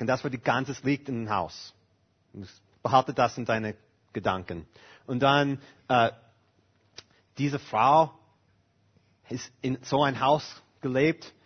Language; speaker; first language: German; non-native, fluent; English